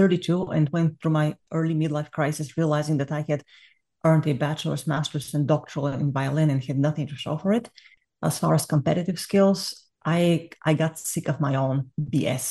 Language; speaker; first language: English; non-native, fluent; Bulgarian